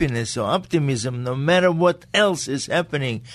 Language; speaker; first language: English; non-native, fluent; Latvian